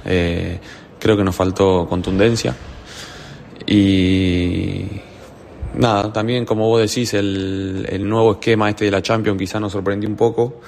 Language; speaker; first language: Spanish; native; Spanish